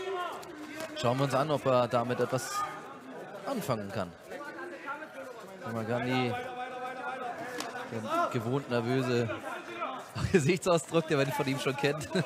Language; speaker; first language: German; native; German